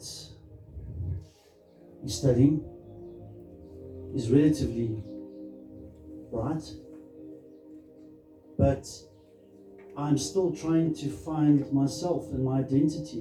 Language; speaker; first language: English; native; English